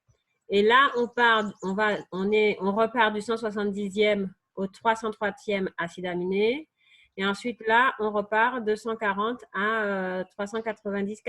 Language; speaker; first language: French; native; French